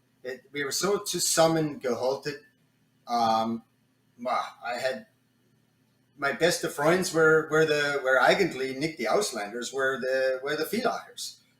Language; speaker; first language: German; non-native, learner; English